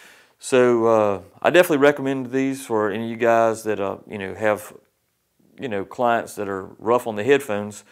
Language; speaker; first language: English; native; English